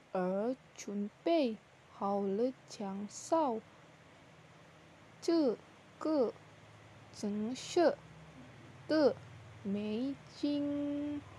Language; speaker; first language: Chinese; non-native, learner; Indonesian